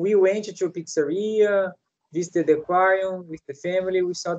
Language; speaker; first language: English; non-native, learner; Portuguese